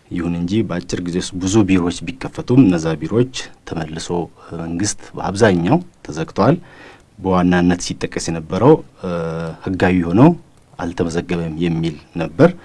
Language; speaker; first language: Amharic; non-native, local second language; Oromo